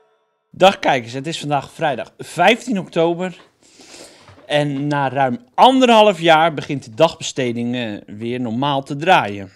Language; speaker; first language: Dutch; native; Dutch